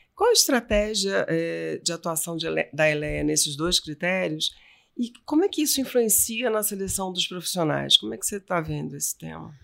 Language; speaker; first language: Portuguese; native; Portuguese